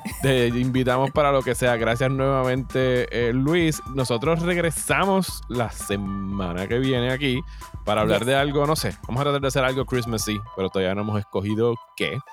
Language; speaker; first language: Spanish; native; Spanish